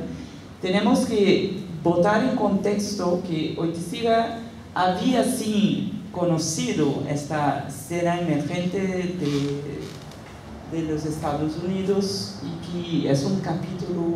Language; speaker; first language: Spanish; non-native, fluent; Portuguese